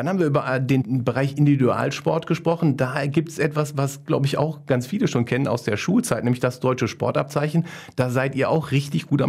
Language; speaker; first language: German; native; German